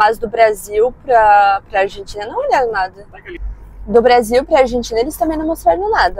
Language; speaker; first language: Portuguese; native; Portuguese